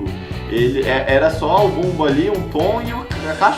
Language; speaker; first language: Portuguese; native; Portuguese